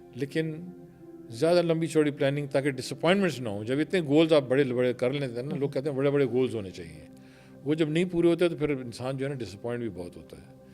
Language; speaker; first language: Urdu; non-native, local second language; Pashto